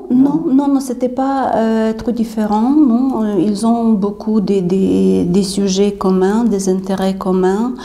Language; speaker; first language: French; non-native, fluent; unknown